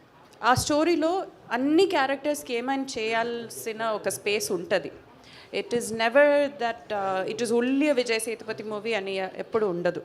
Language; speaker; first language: Telugu; non-native, fluent; Malayalam